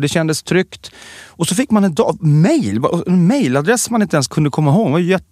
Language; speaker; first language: Swedish; native; Swedish